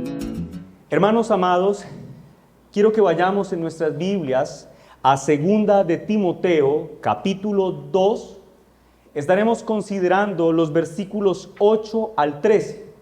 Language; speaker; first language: Spanish; native; Spanish